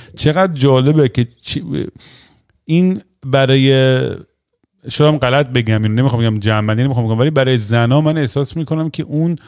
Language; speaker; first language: Persian; native; Persian